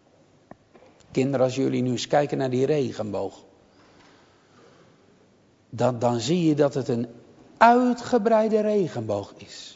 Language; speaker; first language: Dutch; native; Dutch